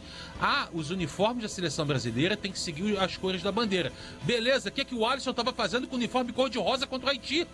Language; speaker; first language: Portuguese; native; Portuguese